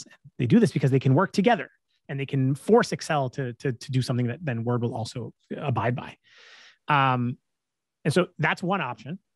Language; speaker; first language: English; native; English